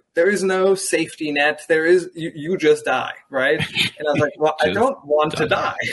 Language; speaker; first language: English; early bilingual, other home language; German